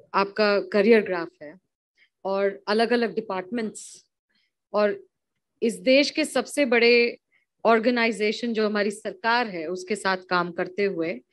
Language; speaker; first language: Hindi; native; Hindi